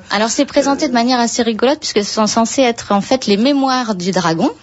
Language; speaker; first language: French; native; French